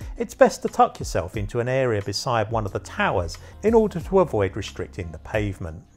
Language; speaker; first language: English; native; English